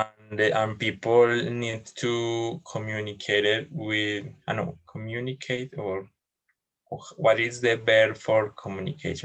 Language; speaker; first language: English; non-native, learner; Spanish